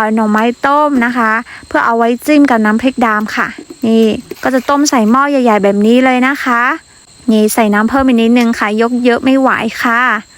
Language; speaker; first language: Thai; non-native, local second language; Karen languages